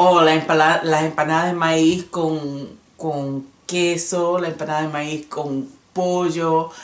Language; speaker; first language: Spanish; early bilingual, other home language; English